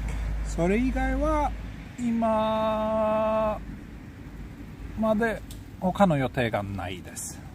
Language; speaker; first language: Japanese; non-native, fluent; Swedish